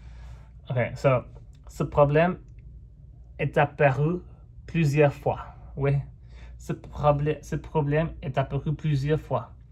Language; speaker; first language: French; non-native, fluent; English